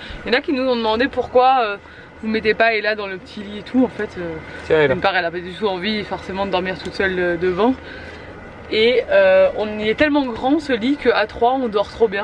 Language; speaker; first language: French; native; French